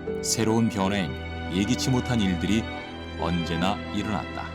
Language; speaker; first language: Korean; native; Korean